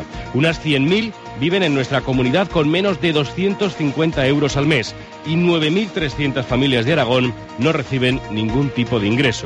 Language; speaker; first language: Spanish; native; Spanish